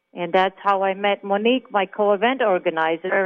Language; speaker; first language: English; non-native, fluent; Hebrew